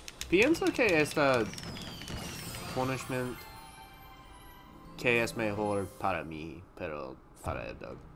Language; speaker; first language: Spanish; non-native, learner; English